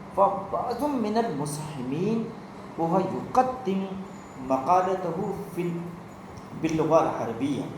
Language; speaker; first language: Arabic; non-native, fluent; Urdu